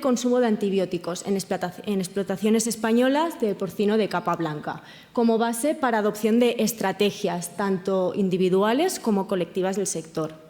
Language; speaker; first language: Spanish; native; Spanish